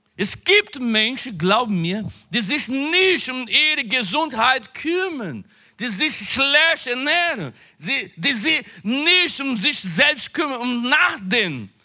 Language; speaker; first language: German; non-native, learner; Portuguese